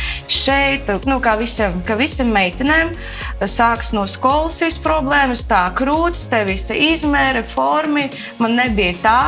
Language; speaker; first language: Latvian; non-native, local second language; Russian